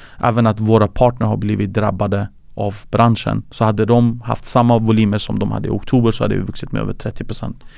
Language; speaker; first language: Swedish; early bilingual, other home language; Persian